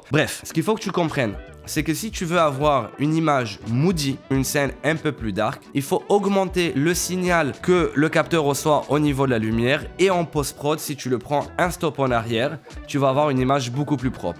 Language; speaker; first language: French; native; French